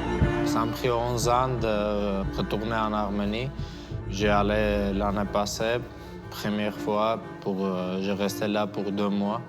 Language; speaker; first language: French; non-native, learner; Armenian